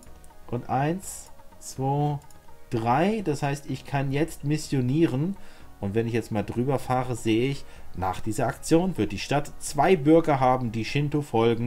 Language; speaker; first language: German; native; German